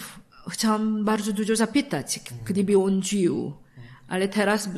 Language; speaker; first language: Polish; non-native, learner; Korean